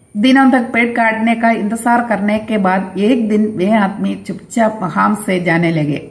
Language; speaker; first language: Hindi; non-native, local second language; Malayalam